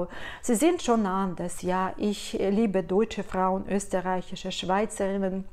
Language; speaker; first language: German; non-native, fluent; Russian